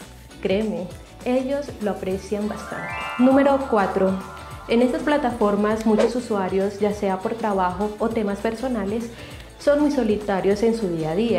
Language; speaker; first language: Spanish; native; Spanish